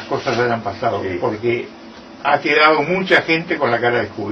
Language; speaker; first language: Spanish; native; Spanish